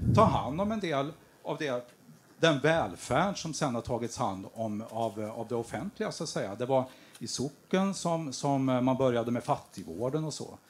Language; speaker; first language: Swedish; native; Swedish